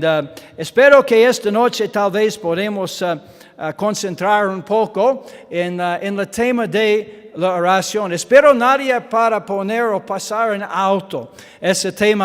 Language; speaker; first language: Spanish; non-native, learner; English